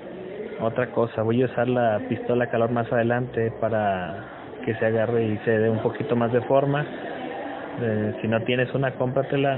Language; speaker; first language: Spanish; native; Spanish